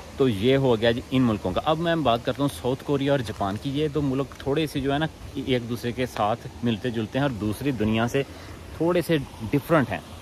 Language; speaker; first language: Urdu; non-native, local second language; Punjabi